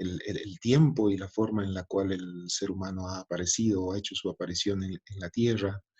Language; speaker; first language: Spanish; native; Spanish